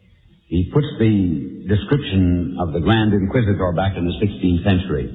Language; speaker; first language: English; native; English